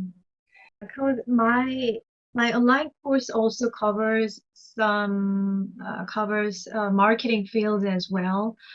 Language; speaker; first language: English; non-native, learner; Korean